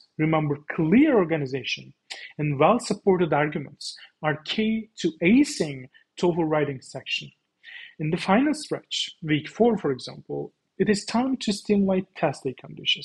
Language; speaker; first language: English; non-native, fluent; Turkish